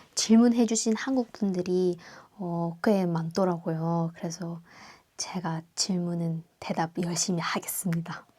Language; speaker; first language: Korean; non-native, fluent; Indonesian